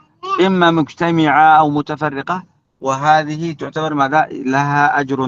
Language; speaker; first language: Arabic; native; Arabic